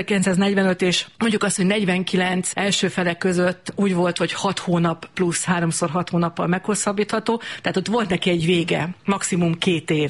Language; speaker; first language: Hungarian; native; Hungarian